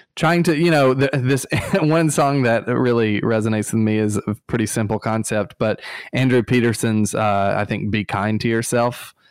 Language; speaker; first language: English; native; English